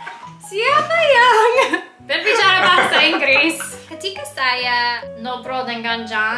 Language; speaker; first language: Indonesian; non-native, learner; English